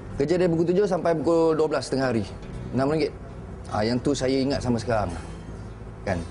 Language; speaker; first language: Malay; native; Malay